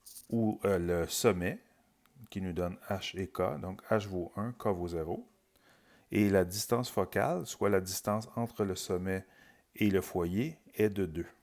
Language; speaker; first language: French; native; French